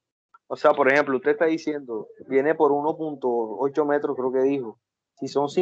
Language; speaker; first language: Spanish; native; Spanish